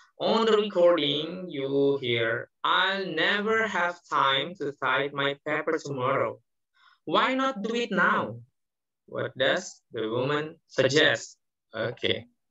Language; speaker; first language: English; non-native, fluent; Indonesian